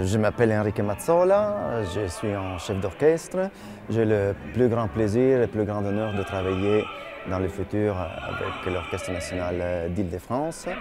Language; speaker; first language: French; non-native, fluent; Italian